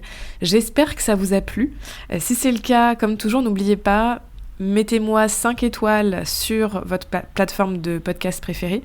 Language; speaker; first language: French; native; French